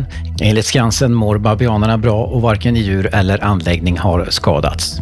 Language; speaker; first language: Swedish; native; Swedish